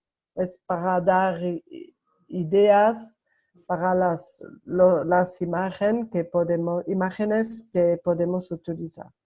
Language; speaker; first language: Spanish; non-native, learner; French